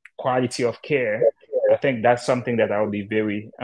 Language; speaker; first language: English; non-native, fluent; Haitian Creole